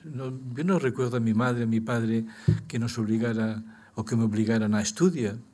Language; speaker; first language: Spanish; native; Spanish